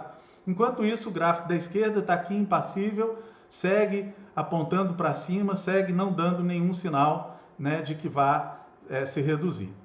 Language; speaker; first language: Portuguese; native; Portuguese